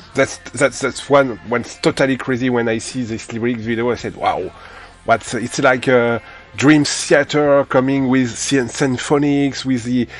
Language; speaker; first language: English; non-native, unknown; French